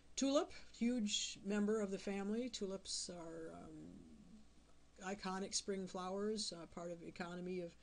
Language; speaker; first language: English; native; English